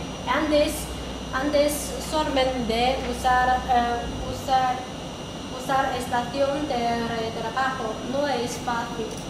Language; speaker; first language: Spanish; non-native, learner; Chinese